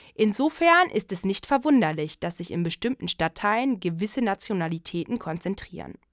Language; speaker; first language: German; native; German